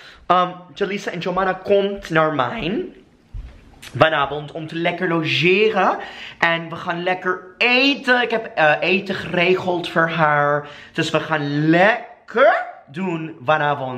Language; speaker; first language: Dutch; non-native, fluent; English